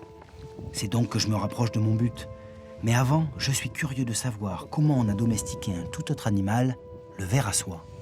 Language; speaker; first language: French; native; French